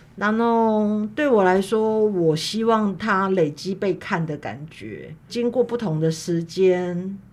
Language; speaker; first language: Chinese; native; Chinese